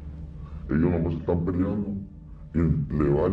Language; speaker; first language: Spanish; native; Spanish